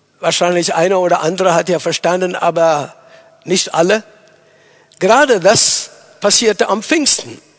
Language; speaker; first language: German; non-native, fluent; Tamil